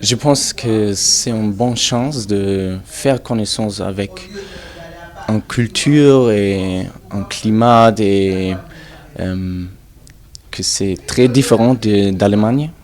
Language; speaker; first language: French; non-native, learner; German